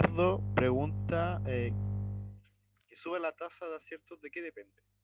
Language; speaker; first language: Spanish; native; Spanish